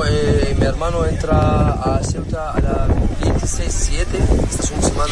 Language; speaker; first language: Spanish; non-native, learner; Arabic